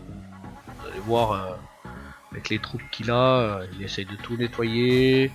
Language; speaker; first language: French; native; French